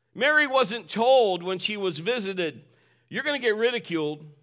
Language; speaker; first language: English; native; English